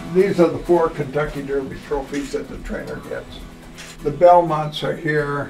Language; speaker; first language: English; native; English